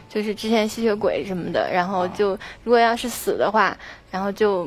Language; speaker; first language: Chinese; native; Chinese